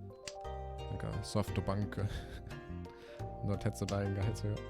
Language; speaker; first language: Japanese; non-native, learner; German